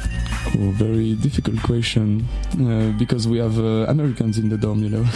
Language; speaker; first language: English; non-native, learner; French